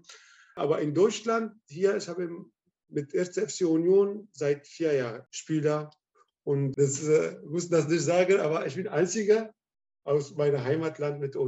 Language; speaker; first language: German; non-native, learner; Arabic